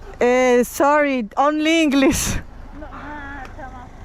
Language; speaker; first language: English; non-native, learner; Polish